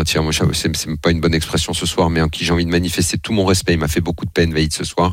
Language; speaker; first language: French; native; French